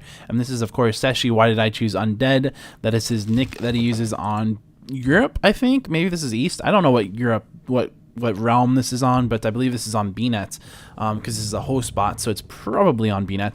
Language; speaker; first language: English; native; English